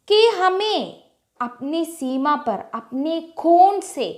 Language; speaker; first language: Hindi; non-native, local second language; Malayalam